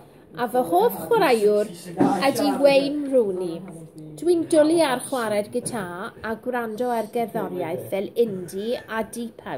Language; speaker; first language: Welsh; non-native, local second language; English